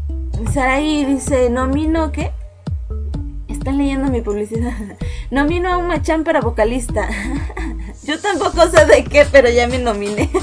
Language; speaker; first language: Spanish; native; Spanish